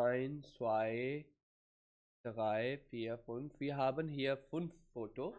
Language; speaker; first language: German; non-native, fluent; Urdu